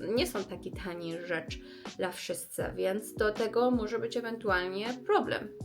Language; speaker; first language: Polish; non-native, learner; Persian